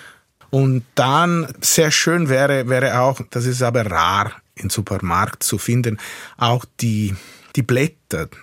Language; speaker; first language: German; non-native, fluent; Italian